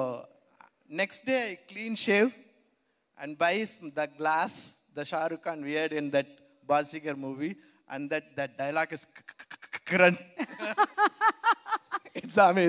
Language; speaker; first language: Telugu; non-native, learner; Tamil